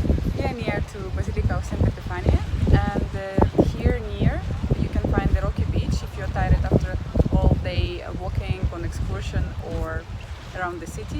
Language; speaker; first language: English; non-native, fluent; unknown